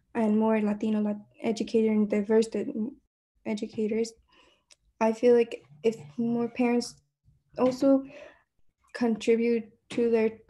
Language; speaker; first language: English; native; English